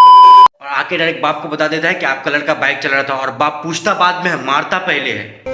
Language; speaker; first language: Hindi; native; Hindi